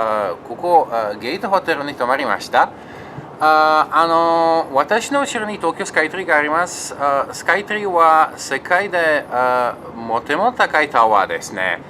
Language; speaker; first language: Japanese; non-native, learner; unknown